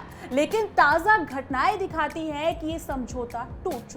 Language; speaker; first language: Hindi; native; Hindi